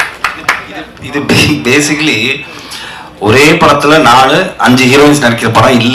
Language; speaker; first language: Tamil; native; Tamil